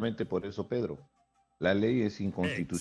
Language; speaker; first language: Spanish; native; Spanish